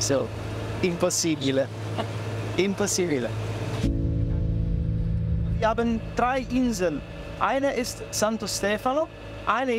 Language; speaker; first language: German; non-native, fluent; Italian